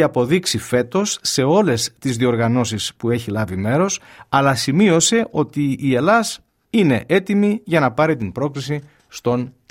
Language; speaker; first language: Greek; native; Greek